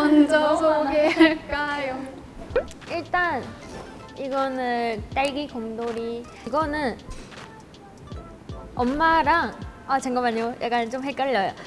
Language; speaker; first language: Korean; non-native, fluent; Chinese